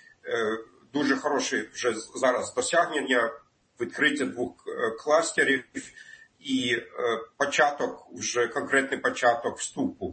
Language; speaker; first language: Ukrainian; non-native, fluent; German